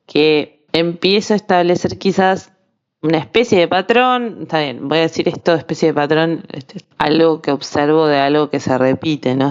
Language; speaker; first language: Spanish; native; Spanish